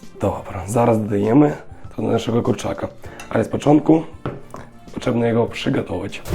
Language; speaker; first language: Polish; non-native, learner; Russian